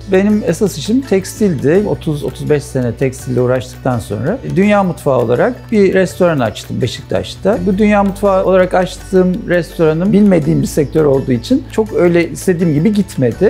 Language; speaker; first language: Turkish; native; Turkish